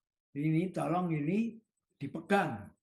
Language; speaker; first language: Indonesian; native; Indonesian